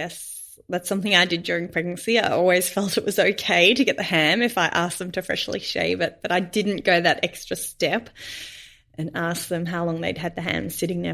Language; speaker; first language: English; native; English